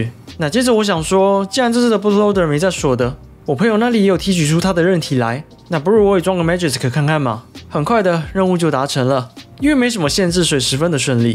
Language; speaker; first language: Chinese; native; Chinese